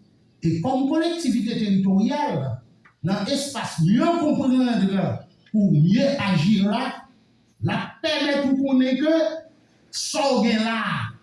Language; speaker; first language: French; non-native, local second language; Haitian Creole